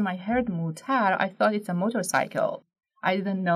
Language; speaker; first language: English; non-native, fluent; Persian